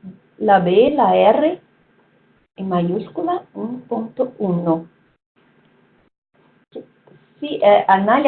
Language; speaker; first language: Spanish; non-native, fluent; Portuguese